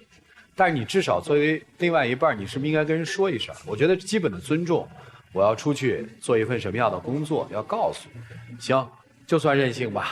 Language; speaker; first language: Chinese; native; Chinese